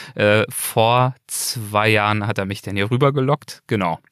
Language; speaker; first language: German; native; German